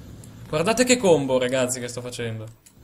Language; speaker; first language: Italian; native; Italian